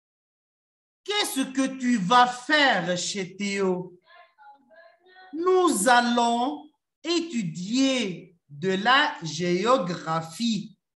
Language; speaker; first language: French; non-native, fluent; Arabic